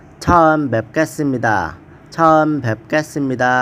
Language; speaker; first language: Korean; non-native, fluent; Vietnamese